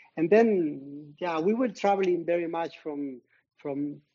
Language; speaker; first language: English; non-native, learner; Spanish